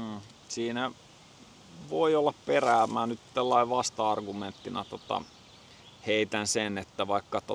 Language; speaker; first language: Finnish; native; Finnish